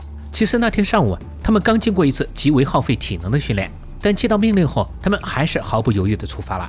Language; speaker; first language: Chinese; native; Chinese